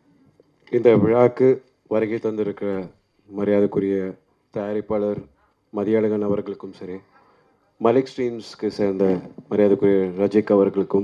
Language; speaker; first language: Tamil; native; Tamil